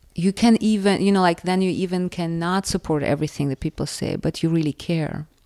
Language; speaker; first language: English; non-native, fluent; Russian